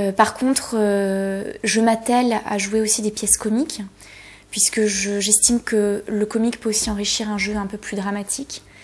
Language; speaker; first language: French; early bilingual, other home language; Polish